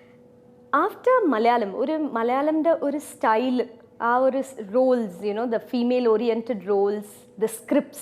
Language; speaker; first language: Malayalam; non-native, fluent; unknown